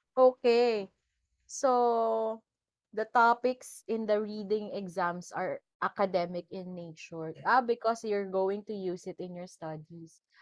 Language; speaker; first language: English; non-native, local second language; Filipino